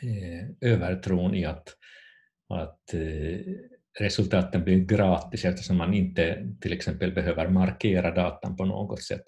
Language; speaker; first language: Swedish; non-native, fluent; Finnish